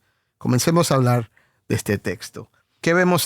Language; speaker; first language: Spanish; native; Spanish